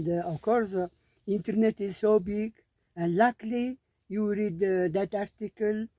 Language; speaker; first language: English; non-native, learner; Mongolian